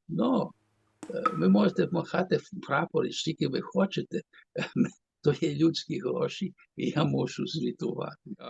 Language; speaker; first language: Ukrainian; early bilingual, heritage; Ukrainian